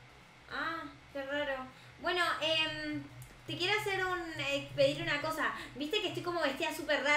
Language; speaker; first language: Spanish; native; Spanish